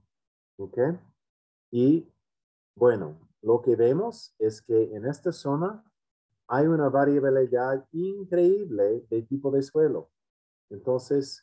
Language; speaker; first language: Spanish; non-native, fluent; English